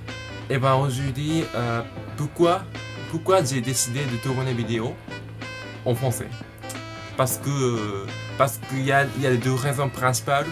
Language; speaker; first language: French; non-native, learner; Japanese